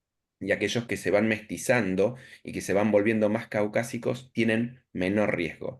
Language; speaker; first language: Spanish; native; Spanish